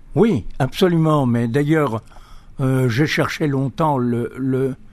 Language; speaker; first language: French; native; French